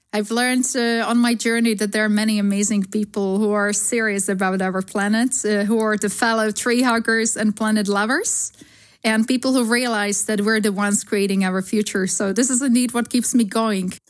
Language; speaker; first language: English; non-native, fluent; Slovak